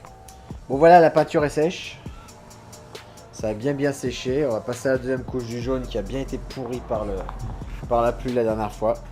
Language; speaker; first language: French; native; French